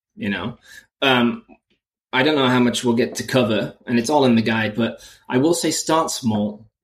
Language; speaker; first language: English; native; English